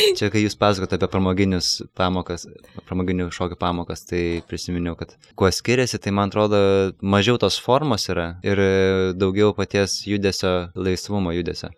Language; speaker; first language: Lithuanian; native; Lithuanian